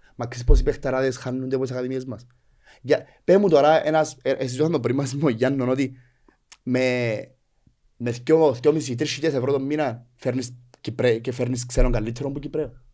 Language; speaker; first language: Greek; native; Greek